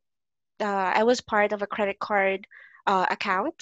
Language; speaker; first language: English; non-native, local second language; Filipino